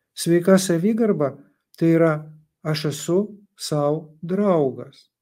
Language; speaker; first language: Lithuanian; non-native, local second language; Russian